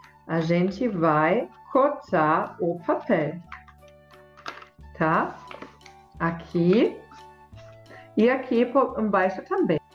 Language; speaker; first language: Portuguese; non-native, fluent; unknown